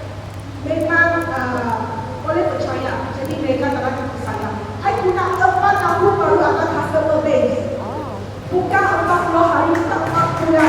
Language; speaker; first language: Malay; non-native, local second language; Chinese